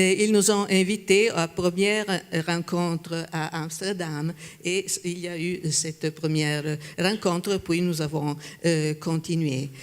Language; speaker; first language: French; non-native, fluent; Italian